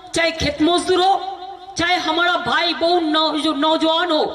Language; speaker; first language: Hindi; non-native, local second language; Bangla